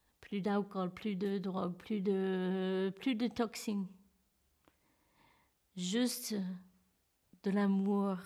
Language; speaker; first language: French; non-native, fluent; English